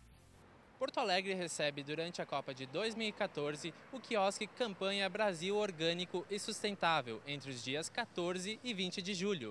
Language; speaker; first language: Portuguese; native; Portuguese